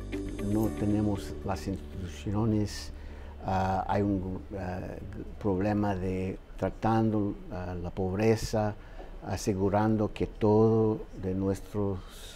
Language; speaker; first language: Spanish; non-native, fluent; English